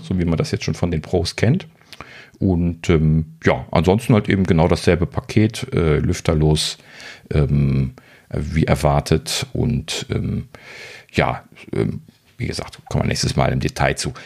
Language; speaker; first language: German; native; German